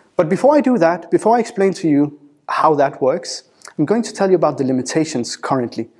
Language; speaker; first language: English; non-native, fluent; Danish